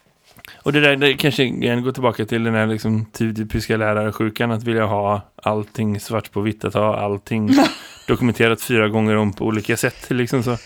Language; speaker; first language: Swedish; native; Swedish